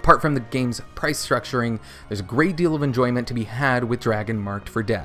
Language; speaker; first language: English; native; English